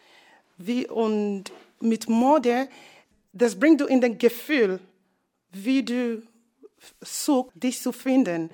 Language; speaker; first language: German; non-native, learner; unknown